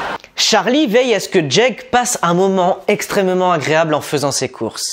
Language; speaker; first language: French; native; French